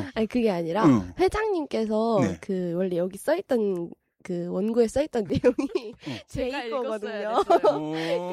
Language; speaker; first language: Korean; native; Korean